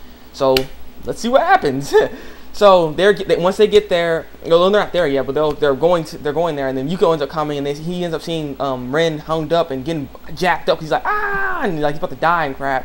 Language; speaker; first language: English; native; English